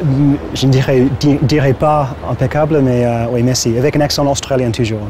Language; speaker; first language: French; non-native, fluent; English